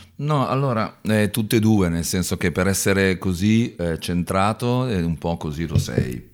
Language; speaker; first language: Italian; native; Italian